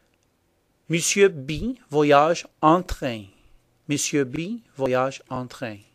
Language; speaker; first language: French; non-native, fluent; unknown